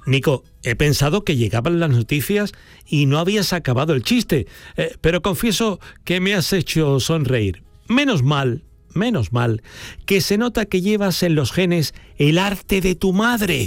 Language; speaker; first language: Spanish; native; Spanish